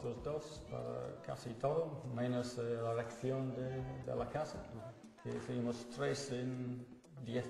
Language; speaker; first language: Spanish; non-native, fluent; English